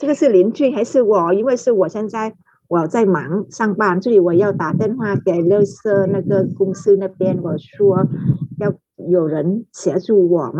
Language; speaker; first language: Chinese; non-native, fluent; Vietnamese